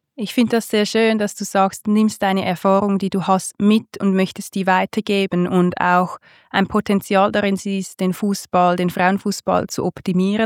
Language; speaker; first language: German; native; German